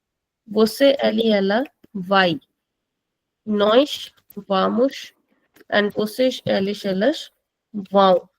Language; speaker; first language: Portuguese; non-native, fluent; Hindi